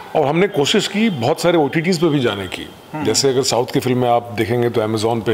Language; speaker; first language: Hindi; native; Hindi